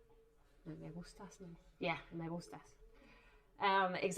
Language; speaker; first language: Spanish; non-native, fluent; English